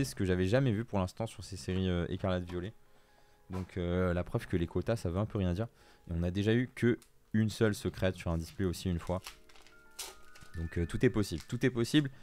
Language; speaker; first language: French; native; French